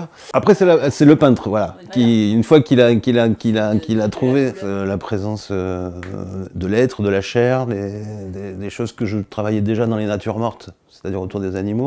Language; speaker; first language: French; native; French